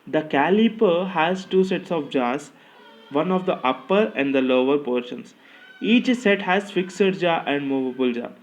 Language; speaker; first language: English; non-native, local second language; Telugu